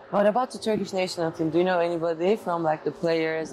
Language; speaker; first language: English; non-native, fluent; Turkish